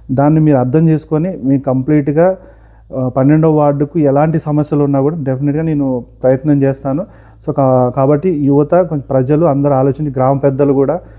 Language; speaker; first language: Telugu; native; Telugu